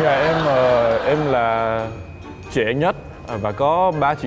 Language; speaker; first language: Vietnamese; non-native, fluent; English